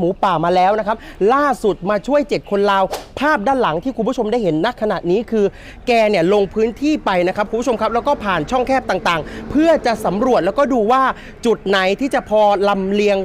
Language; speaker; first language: Thai; native; Thai